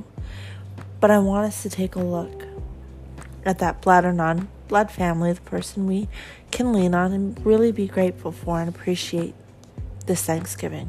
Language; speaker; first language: English; native; English